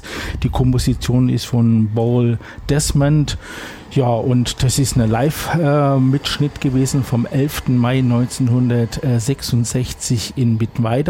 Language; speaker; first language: German; native; German